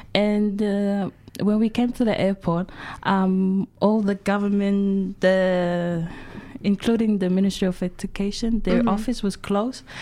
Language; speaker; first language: English; non-native, fluent; Tongan